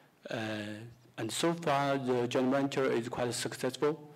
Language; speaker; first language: English; non-native, fluent; Chinese